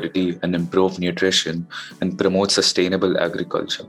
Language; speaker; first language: English; non-native, local second language; Hindi